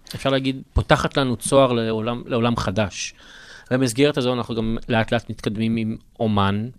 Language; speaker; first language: Hebrew; native; Hebrew